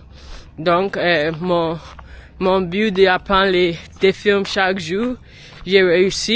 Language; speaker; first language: French; non-native, learner; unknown